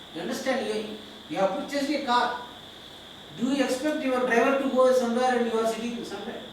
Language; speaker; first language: English; non-native, local second language; Telugu